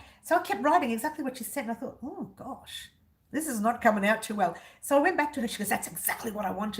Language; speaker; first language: English; native; English